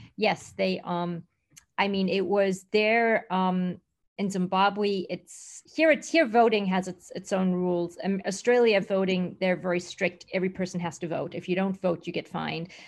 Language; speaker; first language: English; native; English